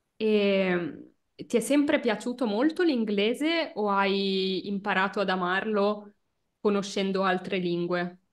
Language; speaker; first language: Italian; native; Italian